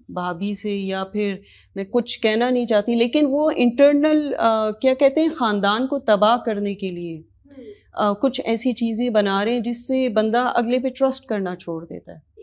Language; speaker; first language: Urdu; native; Urdu